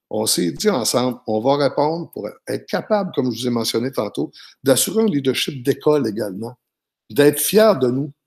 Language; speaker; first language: French; native; French